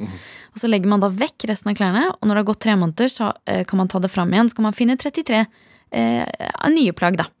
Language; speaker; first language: Norwegian; native; Norwegian